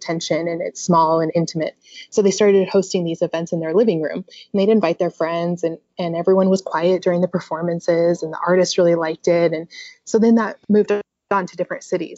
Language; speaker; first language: English; native; English